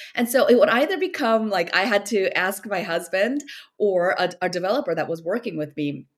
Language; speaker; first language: English; early bilingual, other home language; Korean